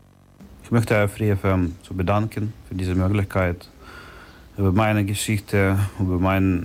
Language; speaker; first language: German; non-native, learner; Ukrainian